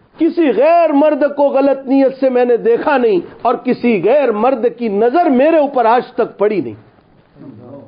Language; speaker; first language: Urdu; non-native, local second language; Gujarati